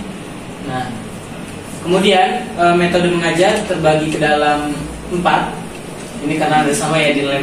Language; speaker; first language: Indonesian; native; Indonesian